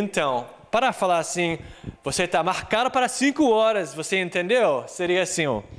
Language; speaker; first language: Portuguese; non-native, fluent; English